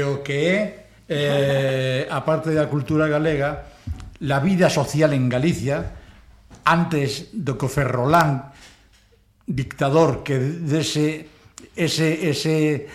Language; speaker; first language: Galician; non-native, local second language; Spanish